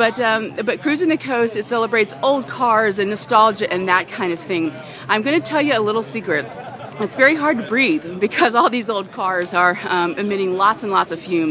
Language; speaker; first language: English; native; English